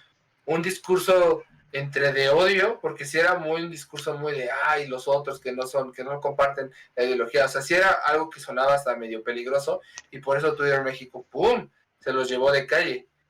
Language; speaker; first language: Spanish; native; Spanish